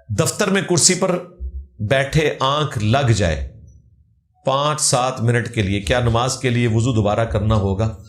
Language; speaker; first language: Urdu; non-native, local second language; Punjabi